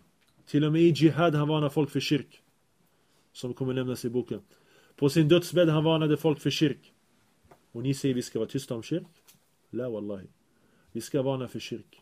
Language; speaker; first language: Swedish; early bilingual, other home language; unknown